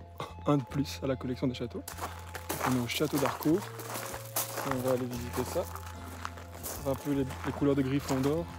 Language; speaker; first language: French; native; French